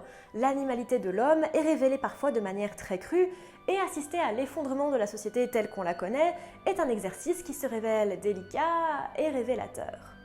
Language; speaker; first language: French; native; French